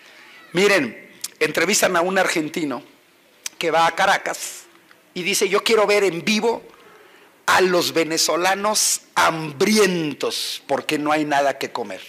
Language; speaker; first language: Spanish; native; Spanish